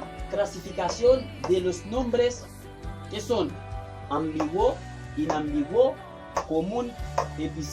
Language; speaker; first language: Spanish; non-native, fluent; Haitian Creole